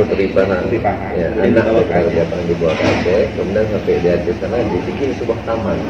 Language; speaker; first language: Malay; non-native, local second language; Achinese